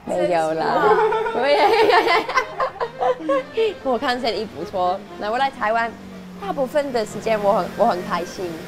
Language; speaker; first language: Chinese; non-native, learner; English